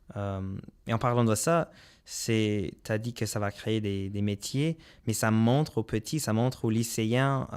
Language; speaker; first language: French; non-native, local second language; English